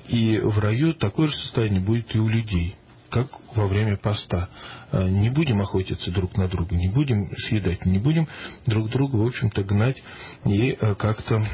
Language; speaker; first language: Russian; native; Russian